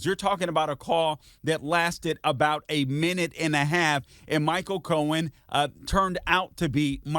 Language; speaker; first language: English; native; English